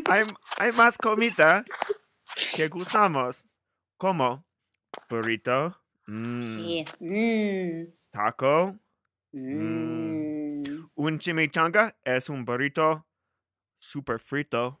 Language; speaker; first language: Spanish; non-native, learner; English